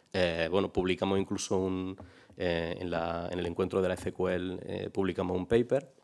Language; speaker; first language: Spanish; native; Spanish